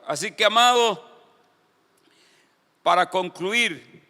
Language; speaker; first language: Spanish; native; Spanish